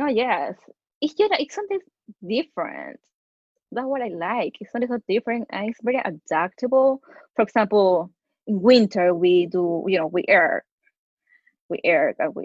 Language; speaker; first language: English; non-native, fluent; Spanish